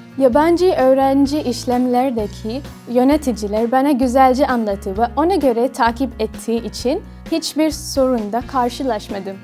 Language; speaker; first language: Turkish; non-native, learner; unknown